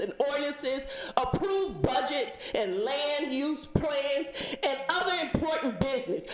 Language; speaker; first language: English; native; English